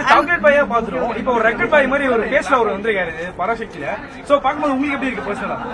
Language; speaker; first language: Tamil; native; Tamil